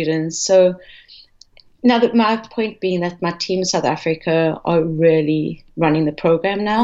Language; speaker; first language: English; native; English